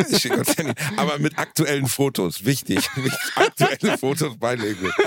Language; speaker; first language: German; native; German